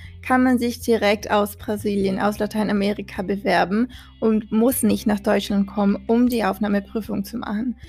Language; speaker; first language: German; non-native, fluent; Portuguese